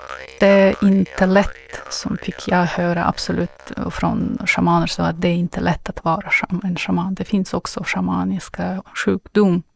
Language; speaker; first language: Swedish; non-native, fluent; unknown